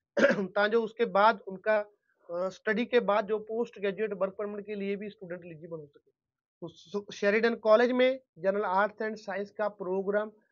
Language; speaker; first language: Hindi; non-native, local second language; Punjabi